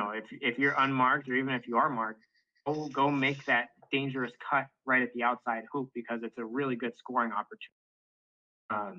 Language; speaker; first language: English; native; English